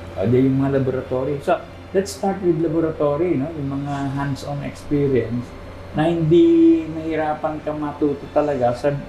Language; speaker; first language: Filipino; non-native, local second language; Bikol